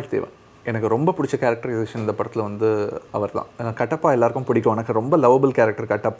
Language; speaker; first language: Tamil; native; Tamil